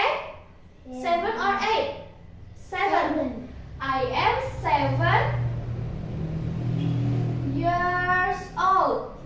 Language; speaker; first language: English; non-native, fluent; Indonesian